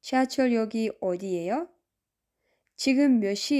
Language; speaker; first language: Korean; non-native, fluent; Kyrgyz